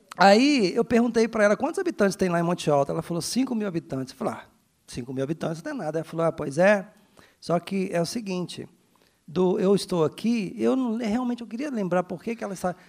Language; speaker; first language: Portuguese; native; Portuguese